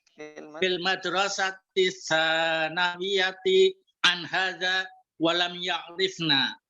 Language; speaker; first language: Arabic; non-native, learner; Indonesian